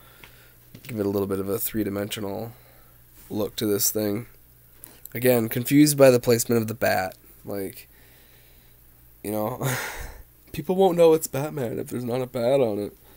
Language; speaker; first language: English; native; English